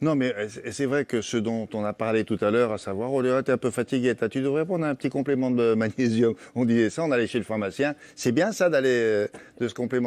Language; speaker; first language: French; native; French